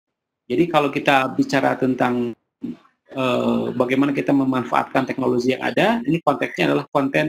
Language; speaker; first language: Indonesian; native; Indonesian